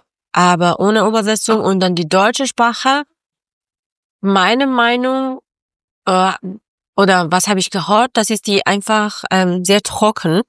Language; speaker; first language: German; non-native, learner; Persian